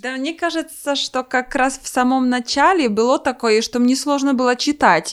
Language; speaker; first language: Russian; non-native, fluent; Polish